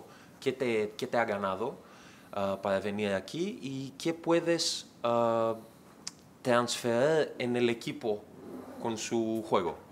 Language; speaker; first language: Spanish; non-native, learner; Greek